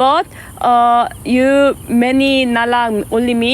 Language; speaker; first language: English; non-native, learner; Korean